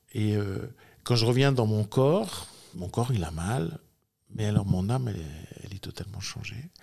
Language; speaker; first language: French; native; French